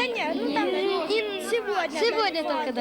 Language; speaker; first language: Russian; native; Russian